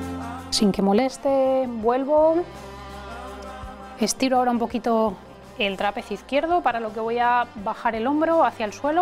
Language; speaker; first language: Spanish; native; Spanish